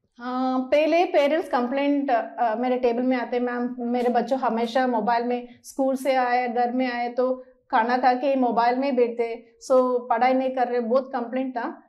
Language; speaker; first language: Hindi; non-native, local second language; Malayalam